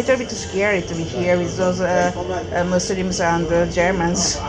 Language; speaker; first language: English; non-native, learner; Japanese